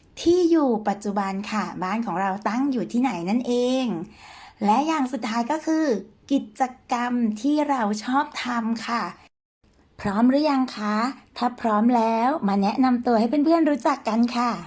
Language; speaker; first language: Thai; native; Thai